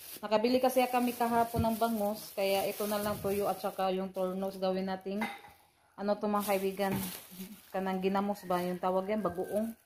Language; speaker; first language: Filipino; non-native, local second language; Cebuano